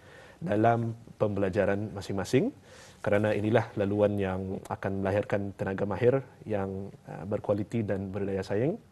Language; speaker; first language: Malay; native; Malay